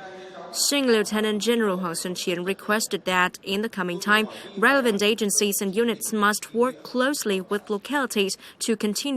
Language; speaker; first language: English; non-native, fluent; Vietnamese